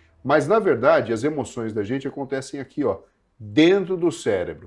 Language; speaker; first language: Portuguese; native; Portuguese